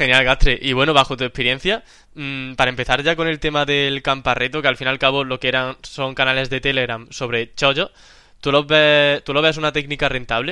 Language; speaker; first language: Spanish; native; Spanish